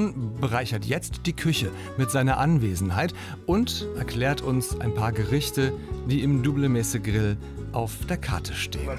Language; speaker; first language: German; native; German